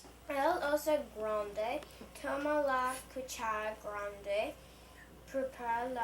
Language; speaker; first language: Spanish; non-native, learner; English